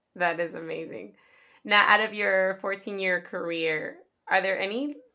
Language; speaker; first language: English; early bilingual, other home language; Spanish